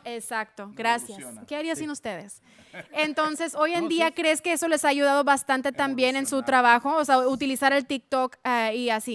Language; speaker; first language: Spanish; native; Spanish